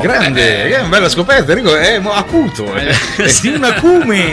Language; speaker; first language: Italian; native; Italian